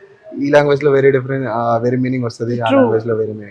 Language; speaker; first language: Telugu; non-native, fluent; Tamil